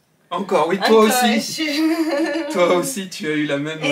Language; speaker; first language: French; native; French